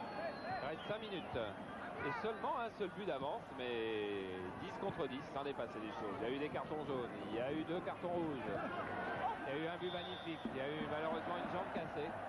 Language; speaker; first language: French; native; French